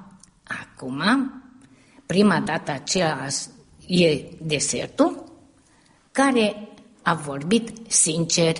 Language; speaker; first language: Romanian; early bilingual, heritage; Romanian